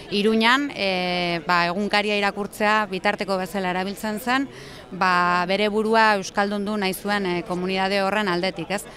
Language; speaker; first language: Basque; native; Basque